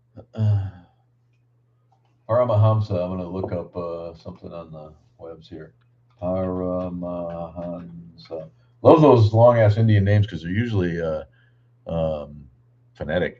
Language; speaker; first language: English; native; English